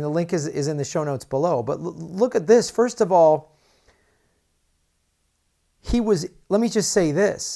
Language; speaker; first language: English; native; English